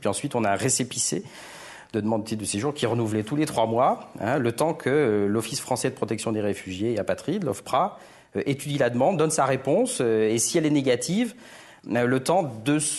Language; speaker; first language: French; native; French